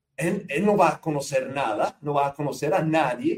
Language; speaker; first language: Spanish; non-native, fluent; English